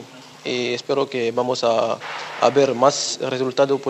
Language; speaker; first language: Spanish; non-native, learner; French